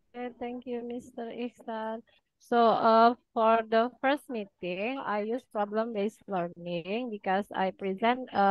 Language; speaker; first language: English; non-native, fluent; Indonesian